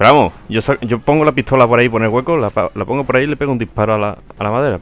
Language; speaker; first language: Spanish; native; Spanish